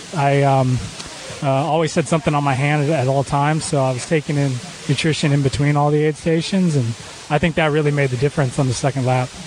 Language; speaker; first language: English; native; English